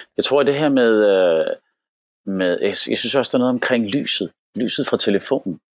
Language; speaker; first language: Danish; early bilingual, other home language; Arabic